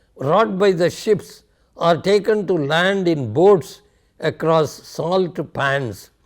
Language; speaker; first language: English; non-native, local second language; Tamil